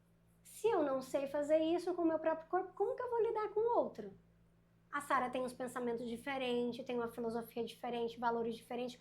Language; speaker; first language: Portuguese; native; Portuguese